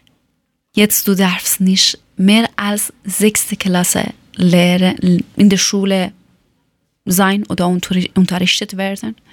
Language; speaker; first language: German; non-native, learner; Persian